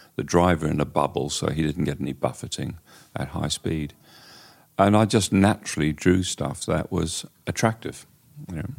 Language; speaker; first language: English; native; English